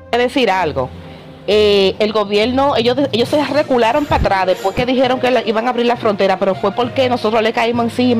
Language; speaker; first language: Spanish; native; Spanish